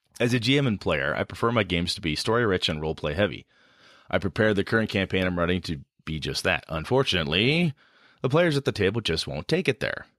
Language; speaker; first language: English; native; English